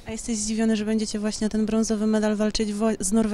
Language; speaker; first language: Polish; native; Polish